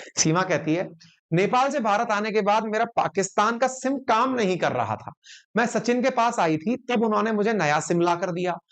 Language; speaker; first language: Hindi; native; Hindi